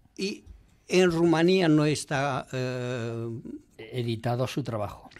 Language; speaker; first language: Spanish; non-native, fluent; Romanian